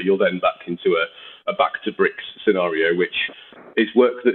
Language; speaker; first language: English; native; English